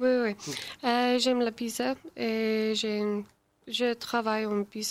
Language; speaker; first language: French; non-native, learner; English